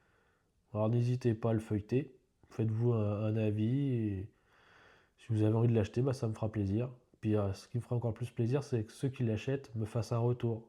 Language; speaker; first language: French; native; French